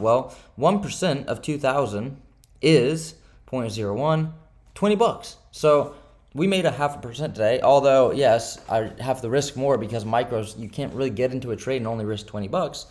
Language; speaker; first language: English; native; English